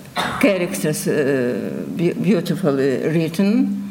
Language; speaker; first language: English; non-native, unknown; Russian